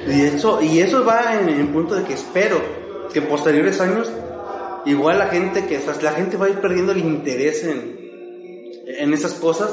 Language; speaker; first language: Spanish; native; Spanish